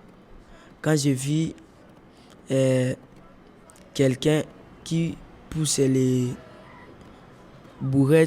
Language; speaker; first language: French; non-native, local second language; Lingala